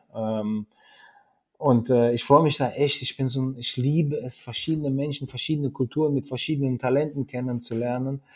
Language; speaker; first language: German; early bilingual, other home language; Russian